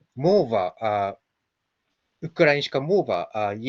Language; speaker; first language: Ukrainian; non-native, learner; Japanese